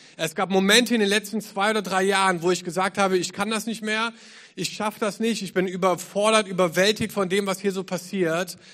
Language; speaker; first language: German; native; German